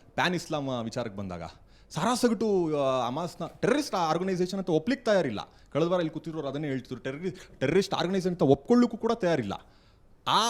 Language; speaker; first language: Kannada; native; Kannada